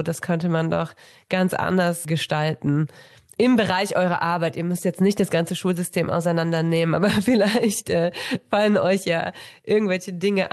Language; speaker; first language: German; native; German